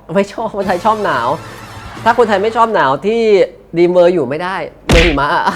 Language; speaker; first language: Thai; native; Thai